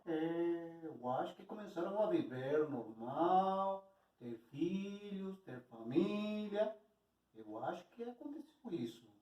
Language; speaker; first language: Portuguese; non-native, fluent; Spanish